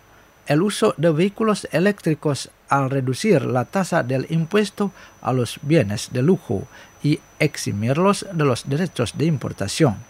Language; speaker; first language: Spanish; non-native, fluent; Indonesian